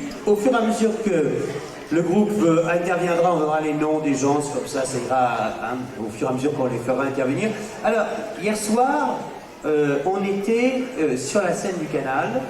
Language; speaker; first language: French; non-native, learner; Spanish